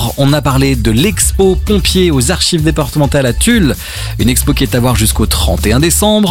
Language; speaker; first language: French; native; French